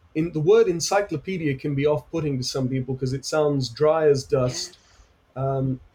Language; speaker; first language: English; native; English